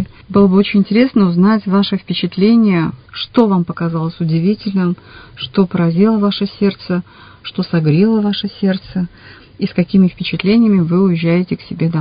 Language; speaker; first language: Russian; native; Russian